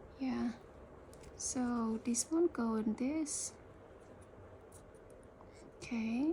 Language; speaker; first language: English; early bilingual, heritage; Khmer